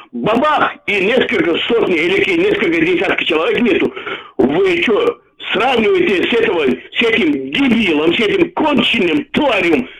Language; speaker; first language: Russian; non-native, local second language; Uzbek